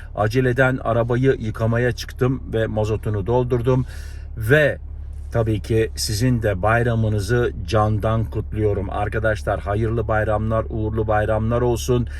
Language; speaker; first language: Turkish; native; Turkish